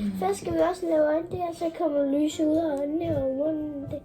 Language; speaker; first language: Danish; early bilingual, other home language; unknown